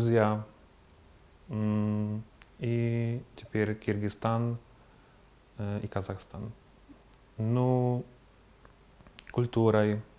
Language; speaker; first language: Russian; non-native, fluent; Polish